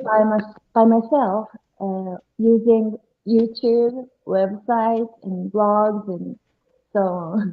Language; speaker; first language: English; non-native, learner; Japanese